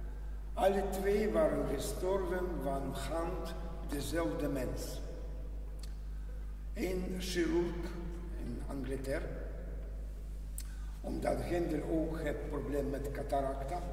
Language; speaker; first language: Dutch; non-native, learner; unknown